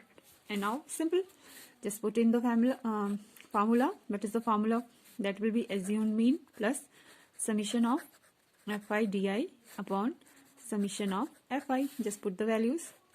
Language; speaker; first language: English; non-native, local second language; Hindi